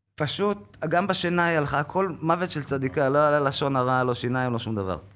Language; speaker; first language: Hebrew; native; Hebrew